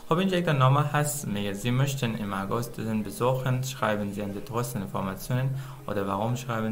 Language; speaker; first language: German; non-native, fluent; Persian